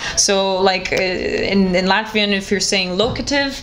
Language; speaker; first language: English; non-native, fluent; Portuguese